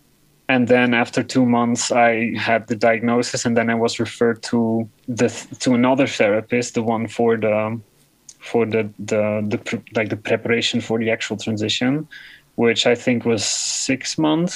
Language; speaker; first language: English; non-native, fluent; Dutch